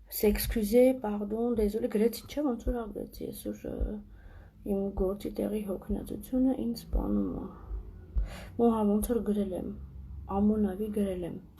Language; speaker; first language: Armenian; native; Armenian